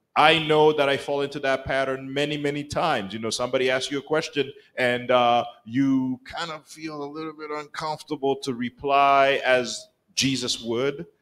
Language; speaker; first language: English; non-native, local second language; Kinyarwanda